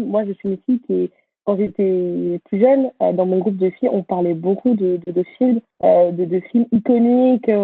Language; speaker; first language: French; native; French